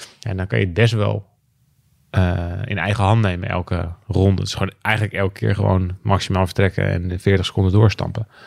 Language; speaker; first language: Dutch; native; Dutch